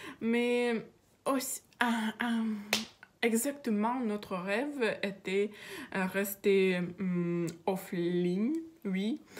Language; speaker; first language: French; non-native, learner; Russian